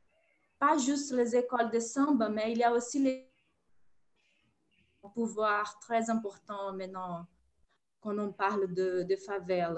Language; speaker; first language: French; non-native, fluent; Portuguese